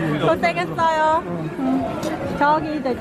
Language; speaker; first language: Korean; non-native, learner; Vietnamese